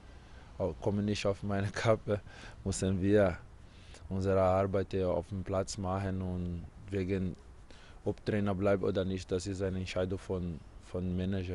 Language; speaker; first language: German; non-native, fluent; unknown